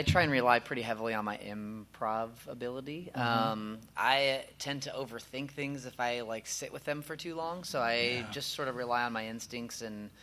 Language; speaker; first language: English; native; English